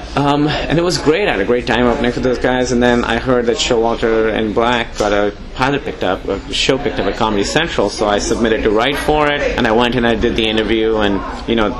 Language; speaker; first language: English; non-native, local second language; Urdu